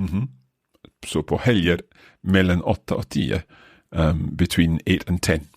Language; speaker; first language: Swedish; non-native, learner; English